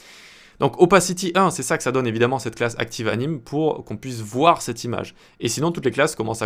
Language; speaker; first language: French; native; French